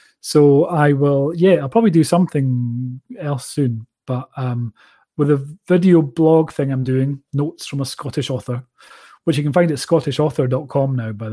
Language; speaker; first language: English; native; English